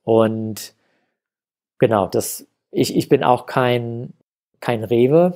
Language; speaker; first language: German; non-native, fluent; English